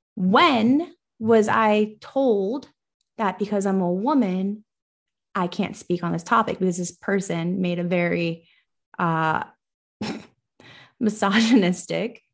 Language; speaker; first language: English; early bilingual, other home language; Persian